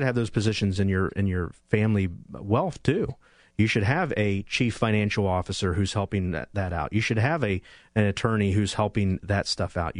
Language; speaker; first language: English; native; English